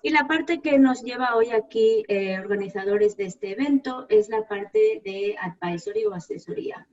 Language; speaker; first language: Spanish; native; Spanish